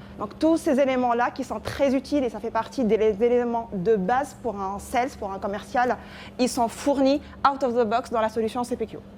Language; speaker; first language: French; non-native, local second language; Arabic